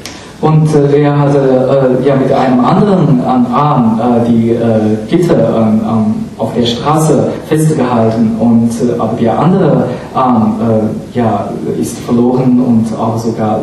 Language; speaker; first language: German; non-native, fluent; Chinese